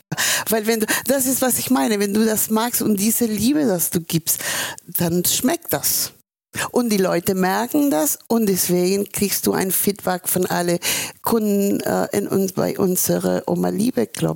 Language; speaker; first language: German; non-native, fluent; Spanish